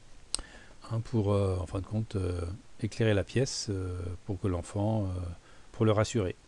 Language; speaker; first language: French; native; French